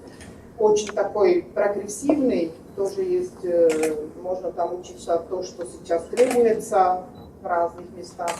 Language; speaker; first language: Russian; non-native, fluent; Czech